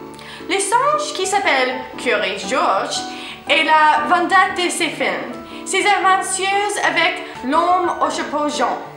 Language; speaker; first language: French; non-native, learner; English